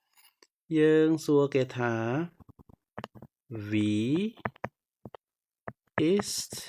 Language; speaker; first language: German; non-native, fluent; Khmer